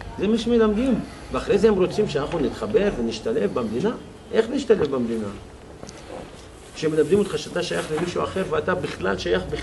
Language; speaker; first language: Hebrew; non-native, local second language; Arabic